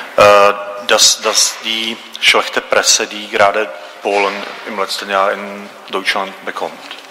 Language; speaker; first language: German; non-native, fluent; Czech